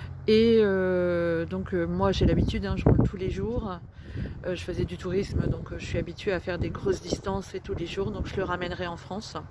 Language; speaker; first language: French; native; French